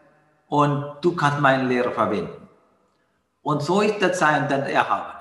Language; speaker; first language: German; non-native, fluent; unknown